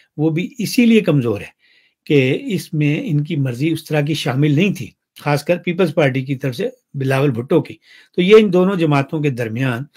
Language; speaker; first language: Urdu; non-native, local second language; Punjabi